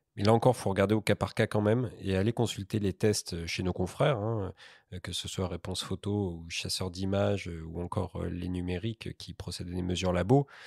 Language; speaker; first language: French; native; French